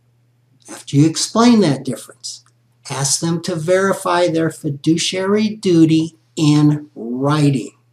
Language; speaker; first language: English; native; English